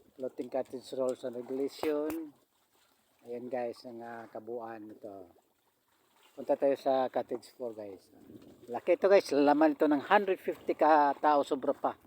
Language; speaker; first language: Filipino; non-native, local second language; Cebuano